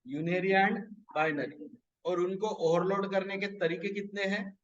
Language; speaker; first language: Hindi; non-native, local second language; Marathi